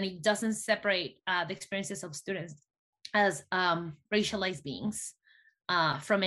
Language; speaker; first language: English; non-native, fluent; Spanish